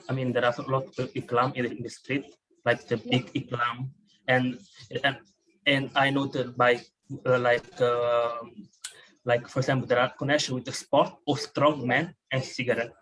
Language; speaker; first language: English; non-native, fluent; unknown